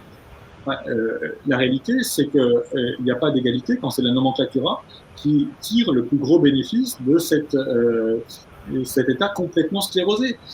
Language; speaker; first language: French; native; French